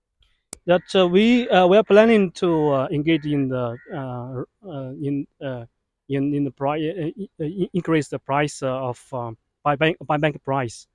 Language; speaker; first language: English; non-native, fluent; Chinese